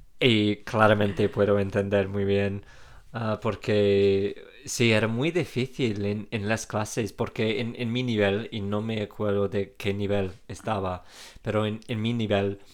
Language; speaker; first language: Spanish; non-native, fluent; English